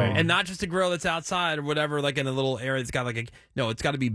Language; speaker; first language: English; native; English